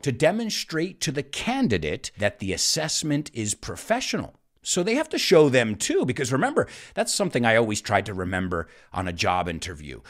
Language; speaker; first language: English; native; English